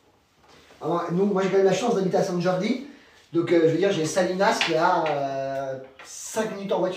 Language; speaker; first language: French; native; French